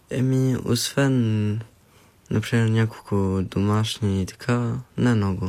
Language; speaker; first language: Bulgarian; early bilingual, heritage; Bulgarian